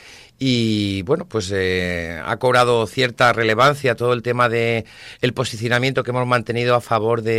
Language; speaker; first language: Spanish; native; Spanish